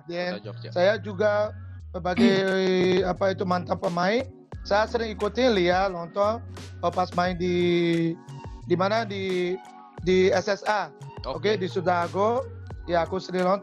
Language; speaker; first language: Indonesian; non-native, fluent; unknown